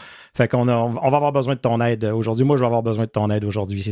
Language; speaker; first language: French; native; French